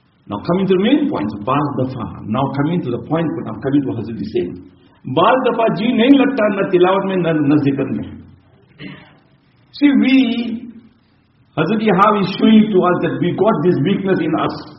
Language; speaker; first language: English; native; English